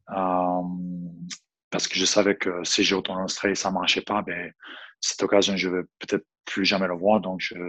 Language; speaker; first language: French; non-native, fluent; English